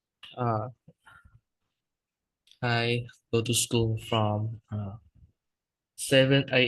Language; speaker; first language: English; non-native, learner; Vietnamese